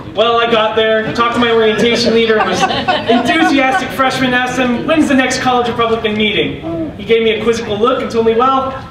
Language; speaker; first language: English; native; English